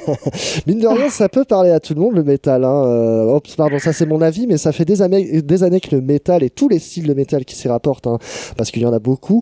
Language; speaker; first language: French; native; French